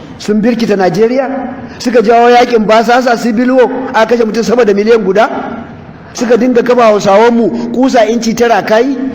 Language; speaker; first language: Hausa; native; Hausa